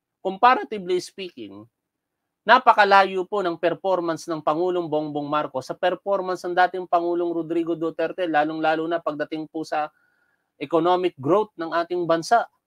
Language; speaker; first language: Filipino; native; Filipino